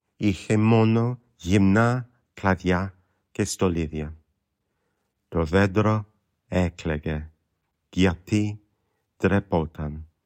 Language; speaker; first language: Greek; non-native, fluent; English